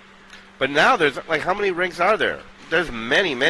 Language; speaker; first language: English; native; English